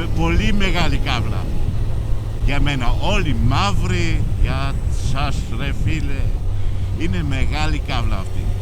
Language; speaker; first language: Greek; early bilingual, heritage; Greek